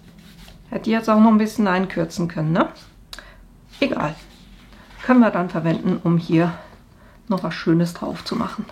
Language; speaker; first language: German; native; German